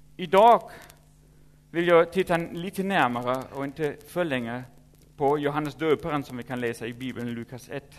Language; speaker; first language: Swedish; non-native, fluent; German